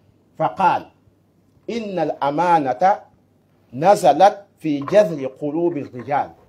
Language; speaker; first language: Arabic; non-native, fluent; Mossi